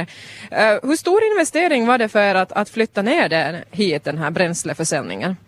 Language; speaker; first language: Swedish; native; Swedish